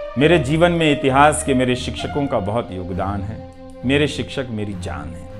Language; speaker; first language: Hindi; non-native, local second language; Bhojpuri